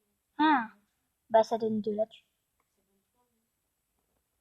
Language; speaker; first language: French; native; French